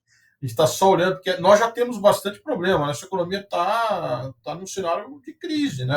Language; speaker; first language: Portuguese; native; Portuguese